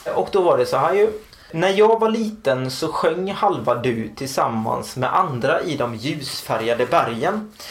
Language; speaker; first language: Swedish; native; Swedish